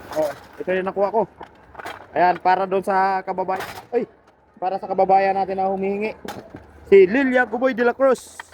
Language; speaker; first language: Filipino; non-native, local second language; Cebuano